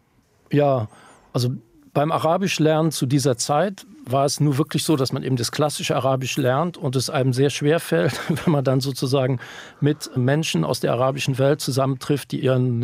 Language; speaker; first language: German; native; German